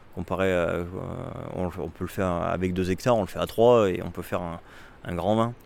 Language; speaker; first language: French; native; French